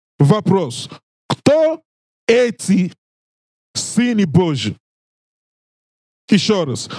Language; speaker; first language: Russian; non-native, learner; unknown